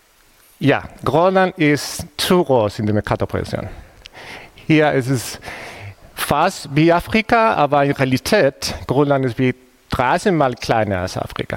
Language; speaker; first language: German; non-native, fluent; Spanish